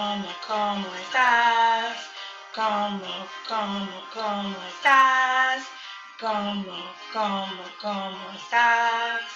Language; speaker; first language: Spanish; non-native, learner; English